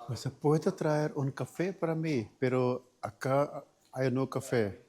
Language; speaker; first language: Spanish; non-native, learner; Hindi